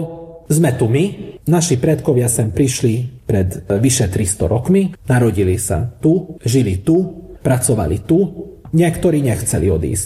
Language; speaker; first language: Slovak; early bilingual, heritage; Slovak